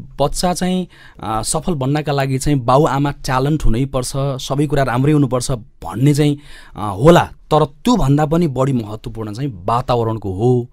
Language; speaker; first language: Nepali; native; Nepali